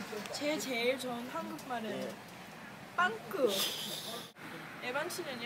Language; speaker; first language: Korean; non-native, learner; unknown